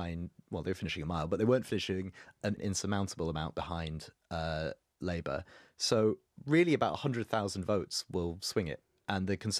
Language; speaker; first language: English; native; English